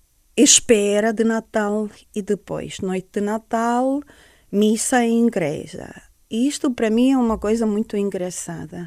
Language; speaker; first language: Portuguese; non-native, fluent; Estonian